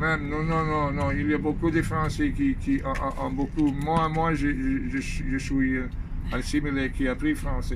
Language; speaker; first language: French; non-native, learner; English